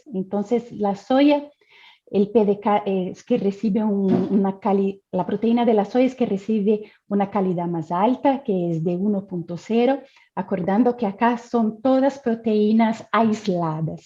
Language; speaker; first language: Spanish; non-native, fluent; Portuguese